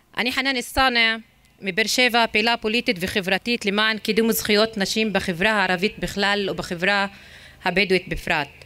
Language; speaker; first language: Hebrew; non-native, local second language; Arabic